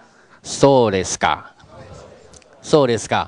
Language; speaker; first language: Japanese; non-native, fluent; Chinese